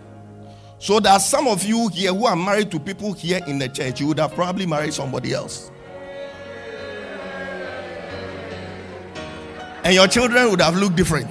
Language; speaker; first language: English; non-native, local second language; Akan